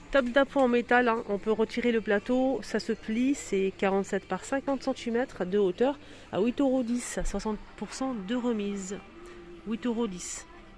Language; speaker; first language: French; native; French